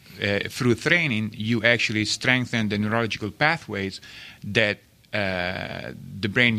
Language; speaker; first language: English; non-native, fluent; Italian